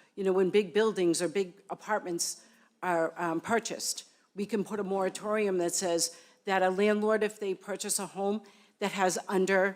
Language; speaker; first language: English; native; English